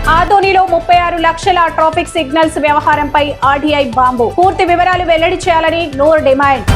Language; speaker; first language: Telugu; native; Telugu